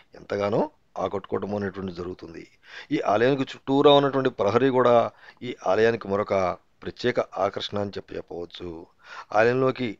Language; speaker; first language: Telugu; native; Telugu